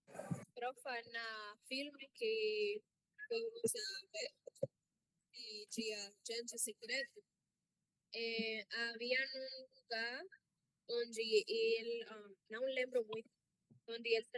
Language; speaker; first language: Portuguese; non-native, learner; Spanish